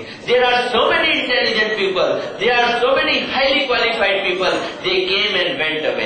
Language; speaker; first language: English; non-native, local second language; Hindi